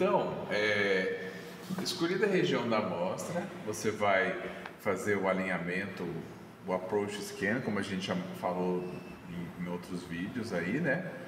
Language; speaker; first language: Portuguese; native; Portuguese